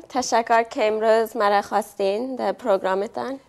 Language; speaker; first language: Persian; early bilingual, heritage; Persian